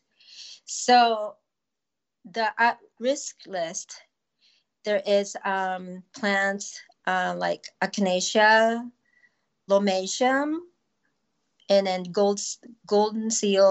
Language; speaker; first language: English; non-native, fluent; Japanese